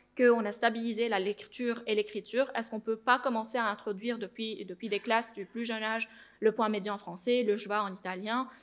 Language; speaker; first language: French; non-native, local second language; Arabic